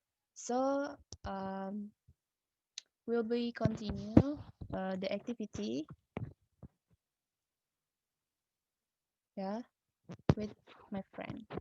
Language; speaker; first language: English; non-native, learner; Indonesian